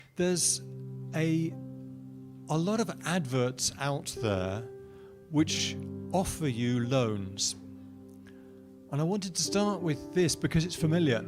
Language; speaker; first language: English; native; English